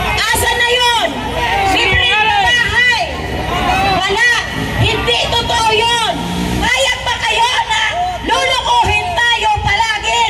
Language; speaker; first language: Filipino; non-native, local second language; Waray